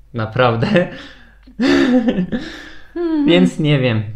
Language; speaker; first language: Polish; non-native, fluent; Turkish